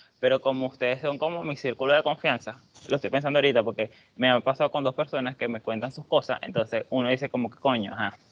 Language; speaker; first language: Spanish; native; Spanish